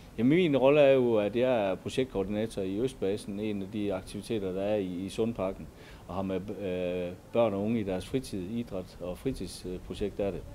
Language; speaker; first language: Danish; native; Danish